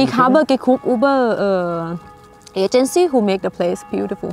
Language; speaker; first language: German; non-native, learner; Thai